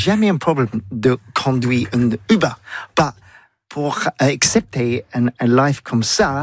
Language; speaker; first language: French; non-native, learner; English